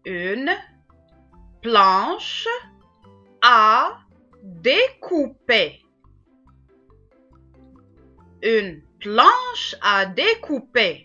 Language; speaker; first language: French; non-native, local second language; Arabic